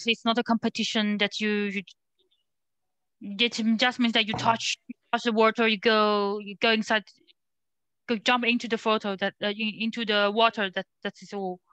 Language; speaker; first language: English; non-native, learner; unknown